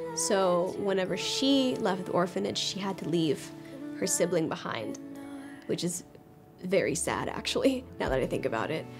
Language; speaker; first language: English; native; English